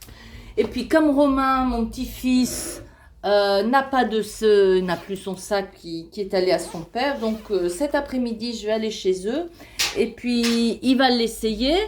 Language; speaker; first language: French; native; French